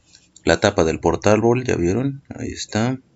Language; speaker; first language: Spanish; native; Spanish